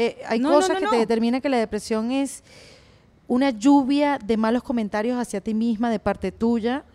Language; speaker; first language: Spanish; native; Spanish